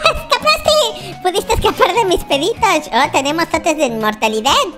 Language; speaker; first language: Spanish; native; Spanish